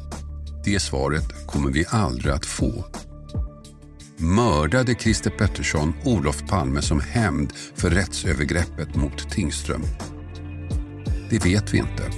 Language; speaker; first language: Swedish; native; Swedish